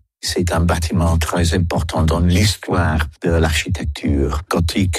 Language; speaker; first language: French; non-native, fluent; English